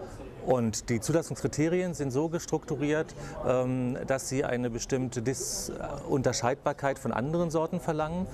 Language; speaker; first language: German; native; German